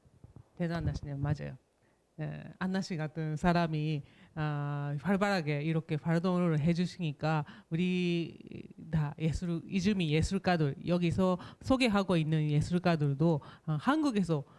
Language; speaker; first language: Korean; non-native, fluent; Japanese